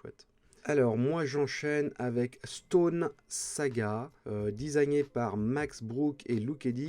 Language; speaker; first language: French; native; French